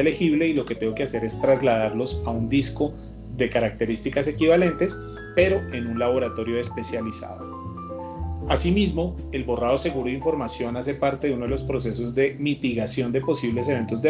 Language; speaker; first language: Spanish; native; Spanish